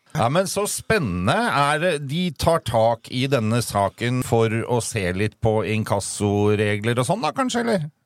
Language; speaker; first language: Norwegian; native; Norwegian